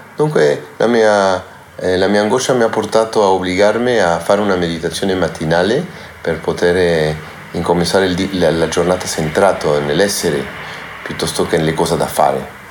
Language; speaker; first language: Italian; non-native, learner; Spanish